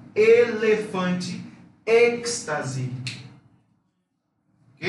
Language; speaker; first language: Spanish; non-native, fluent; Portuguese